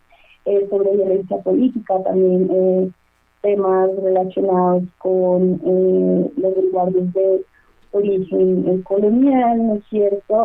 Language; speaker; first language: Spanish; native; Spanish